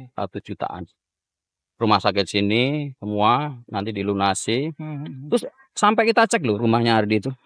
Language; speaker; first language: Indonesian; native; Indonesian